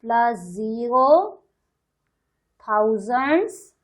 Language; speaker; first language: English; non-native, local second language; Hindi